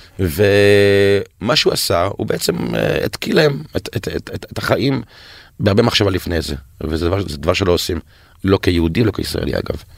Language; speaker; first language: Hebrew; native; Hebrew